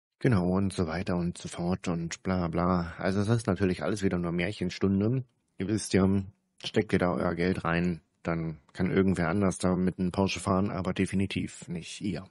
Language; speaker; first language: German; native; German